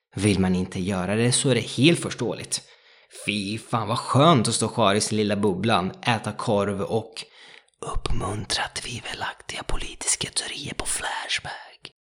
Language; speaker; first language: Swedish; non-native, fluent; Italian